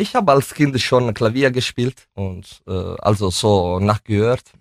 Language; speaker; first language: German; non-native, fluent; Italian